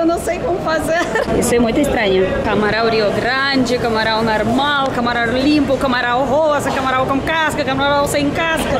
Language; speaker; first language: Portuguese; non-native, fluent; Russian